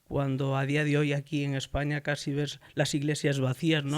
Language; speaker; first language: Spanish; native; Spanish